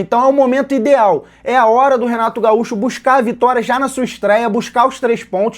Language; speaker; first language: Portuguese; native; Portuguese